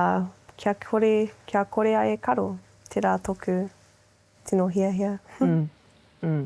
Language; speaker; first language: Māori; non-native, local second language; English